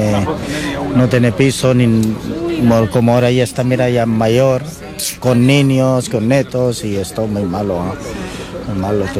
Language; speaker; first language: Spanish; non-native, learner; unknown